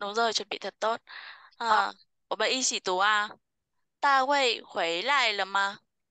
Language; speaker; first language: Chinese; non-native, fluent; Vietnamese